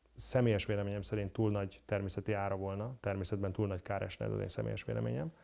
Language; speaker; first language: Hungarian; native; Hungarian